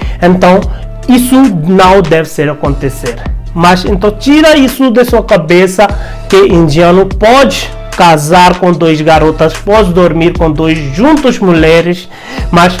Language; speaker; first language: Portuguese; non-native, learner; Hindi